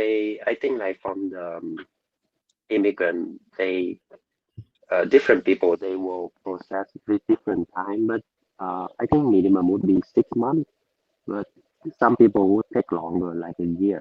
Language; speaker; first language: English; non-native, learner; Vietnamese